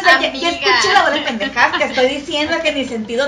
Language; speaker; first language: Spanish; native; Spanish